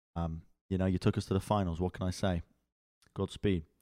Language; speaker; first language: English; native; English